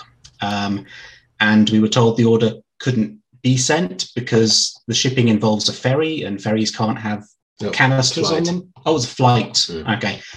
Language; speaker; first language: English; native; English